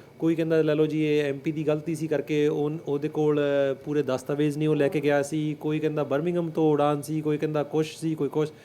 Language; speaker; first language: Punjabi; early bilingual, heritage; Punjabi